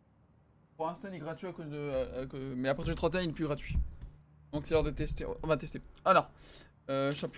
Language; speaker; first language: French; native; French